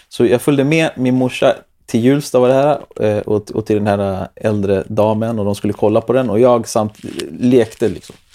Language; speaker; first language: Swedish; early bilingual, other home language; Spanish